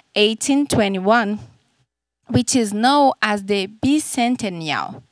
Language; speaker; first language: English; non-native, fluent; Portuguese